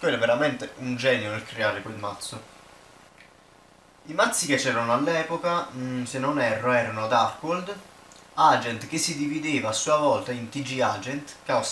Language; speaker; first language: Italian; native; Italian